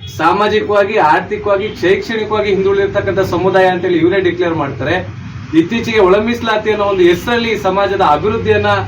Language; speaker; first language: Kannada; non-native, local second language; Lambadi